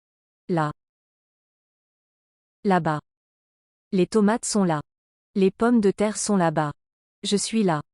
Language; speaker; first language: French; non-native, learner; English